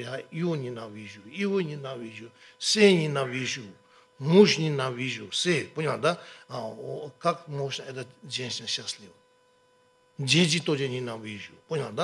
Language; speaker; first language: Russian; non-native, learner; Tibetan